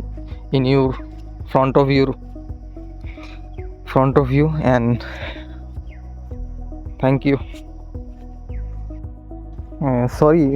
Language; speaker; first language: English; non-native, learner; Hindi